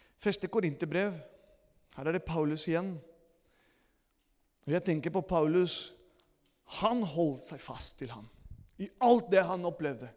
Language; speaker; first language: Norwegian; non-native, fluent; Spanish